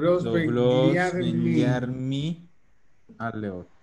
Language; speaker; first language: Italian; non-native, fluent; Spanish